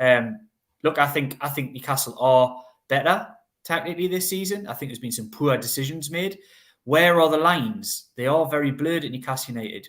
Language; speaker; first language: English; native; English